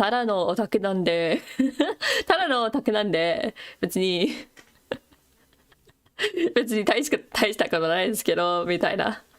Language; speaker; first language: Japanese; non-native, fluent; English